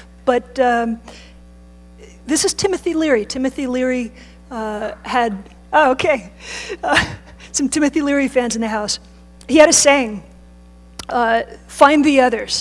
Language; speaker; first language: English; native; English